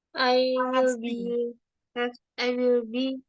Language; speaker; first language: English; non-native, learner; Indonesian